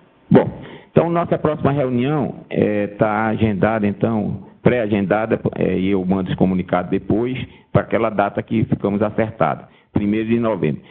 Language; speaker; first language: Portuguese; native; Portuguese